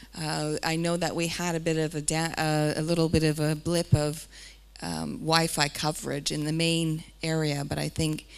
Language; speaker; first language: English; native; English